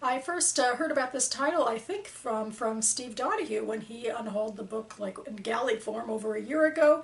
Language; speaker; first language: English; native; English